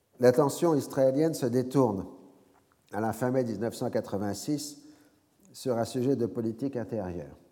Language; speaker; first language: French; native; French